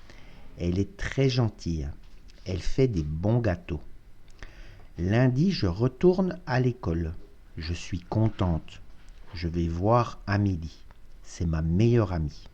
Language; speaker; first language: French; non-native, fluent; Russian